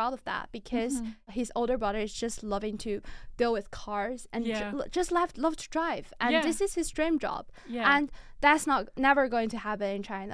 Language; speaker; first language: English; non-native, fluent; Chinese